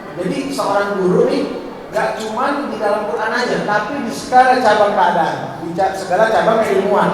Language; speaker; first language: Indonesian; native; Indonesian